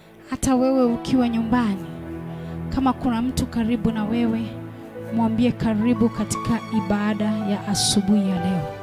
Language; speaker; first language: Swahili; native; Swahili